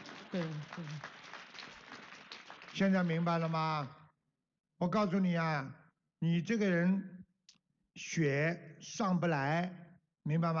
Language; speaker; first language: Chinese; native; Chinese